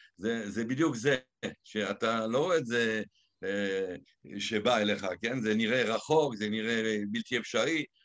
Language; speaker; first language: Hebrew; native; Hebrew